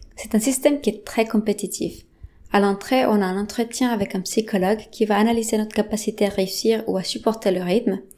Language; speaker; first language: French; non-native, fluent; Spanish